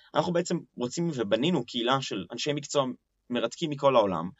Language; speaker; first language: Hebrew; native; Hebrew